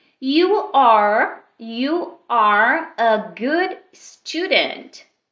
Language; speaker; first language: English; non-native, fluent; Portuguese